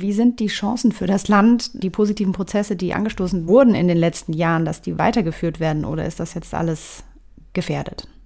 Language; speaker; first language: German; native; German